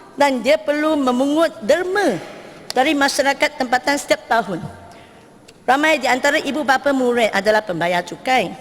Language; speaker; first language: Malay; non-native, local second language; Chinese